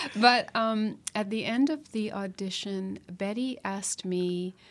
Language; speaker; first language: English; native; English